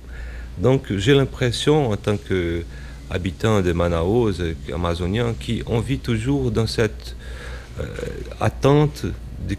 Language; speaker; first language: French; non-native, fluent; Portuguese